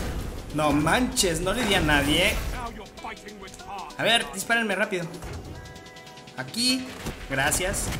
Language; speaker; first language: Spanish; native; Spanish